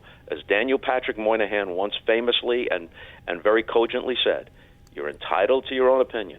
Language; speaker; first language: English; native; English